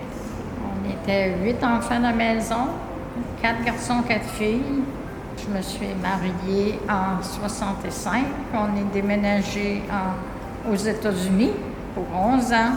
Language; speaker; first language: French; native; French